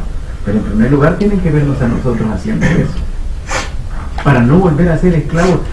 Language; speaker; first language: Spanish; native; Spanish